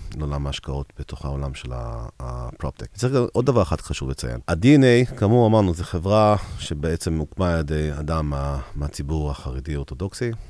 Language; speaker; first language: Hebrew; early bilingual, heritage; Hebrew